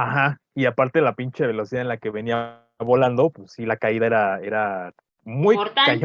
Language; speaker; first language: Spanish; native; Spanish